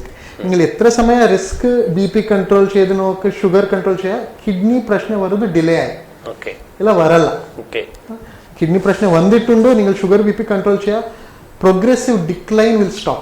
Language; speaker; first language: Malayalam; non-native, learner; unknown